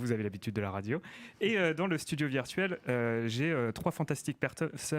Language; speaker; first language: French; native; French